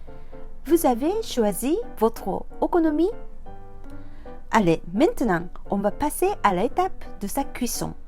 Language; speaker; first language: French; non-native, fluent; Japanese